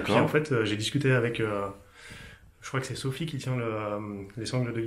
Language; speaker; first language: French; native; French